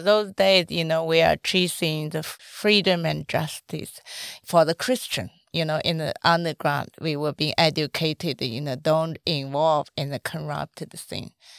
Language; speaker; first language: English; non-native, fluent; Chinese